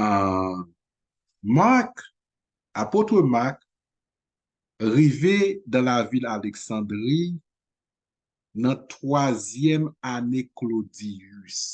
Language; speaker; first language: French; non-native, local second language; Haitian Creole